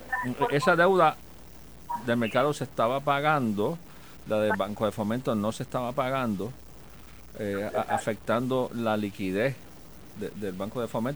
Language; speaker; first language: Spanish; native; Spanish